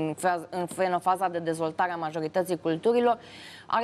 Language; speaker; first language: Romanian; native; Romanian